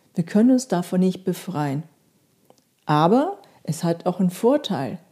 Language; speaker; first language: German; non-native, fluent; Korean